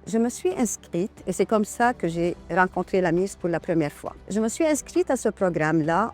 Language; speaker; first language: French; non-native, local second language; Arabic